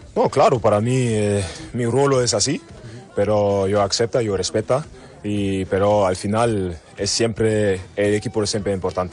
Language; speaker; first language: Spanish; non-native, learner; German